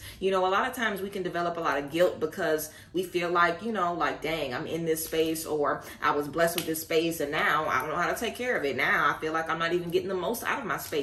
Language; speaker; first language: English; native; English